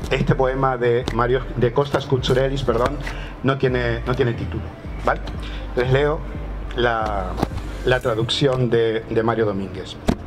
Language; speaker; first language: Spanish; native; Spanish